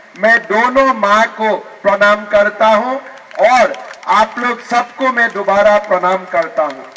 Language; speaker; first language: Hindi; non-native, local second language; Assamese